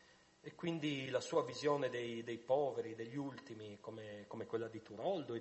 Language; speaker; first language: Italian; native; Italian